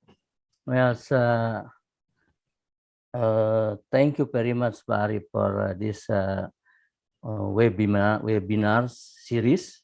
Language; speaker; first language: English; non-native, fluent; Indonesian